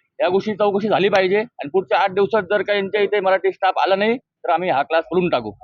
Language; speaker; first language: Marathi; native; Marathi